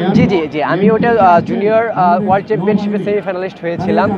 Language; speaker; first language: Bangla; native; Bangla